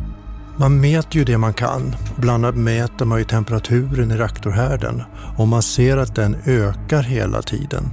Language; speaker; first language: Swedish; native; Swedish